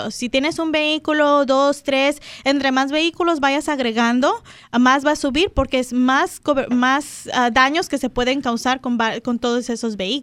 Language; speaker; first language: Spanish; native; Spanish